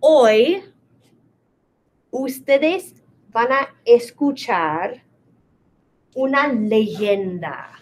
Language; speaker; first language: Spanish; non-native, fluent; English